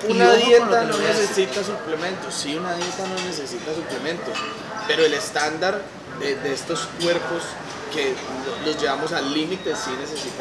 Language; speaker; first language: Spanish; native; Spanish